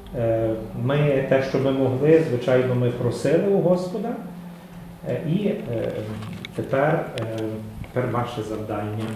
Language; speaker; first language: Ukrainian; native; Ukrainian